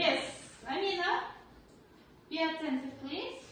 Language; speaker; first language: English; non-native, learner; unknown